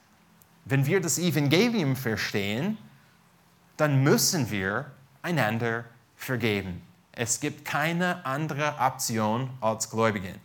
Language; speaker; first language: German; non-native, fluent; English